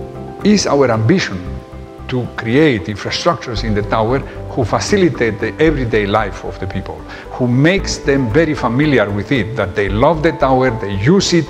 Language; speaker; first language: English; non-native, fluent; Spanish